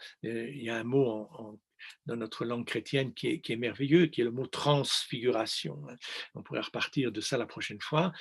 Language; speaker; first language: French; native; French